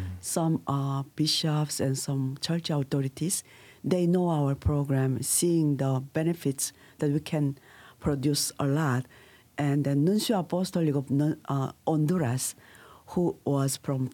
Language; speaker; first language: English; non-native, learner; Korean